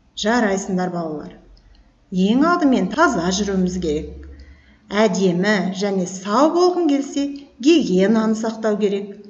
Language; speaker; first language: Kazakh; native; Kazakh